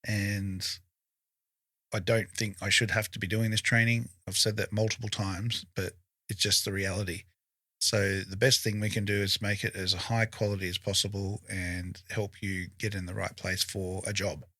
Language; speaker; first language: English; native; English